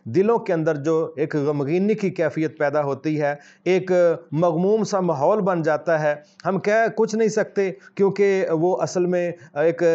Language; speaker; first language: Urdu; native; Urdu